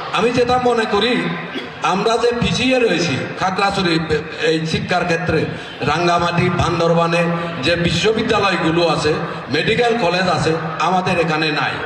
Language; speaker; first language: Bangla; non-native, local second language; Chakma